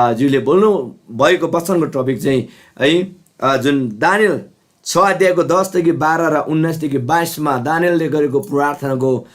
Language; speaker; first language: Nepali; non-native, local second language; Eastern Tamang